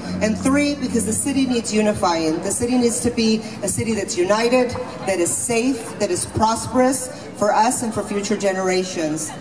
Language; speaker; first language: English; early bilingual, other home language; Spanish